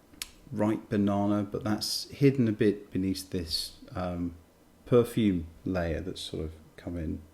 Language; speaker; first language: English; native; English